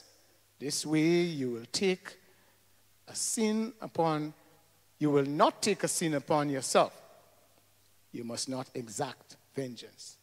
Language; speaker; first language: English; native; English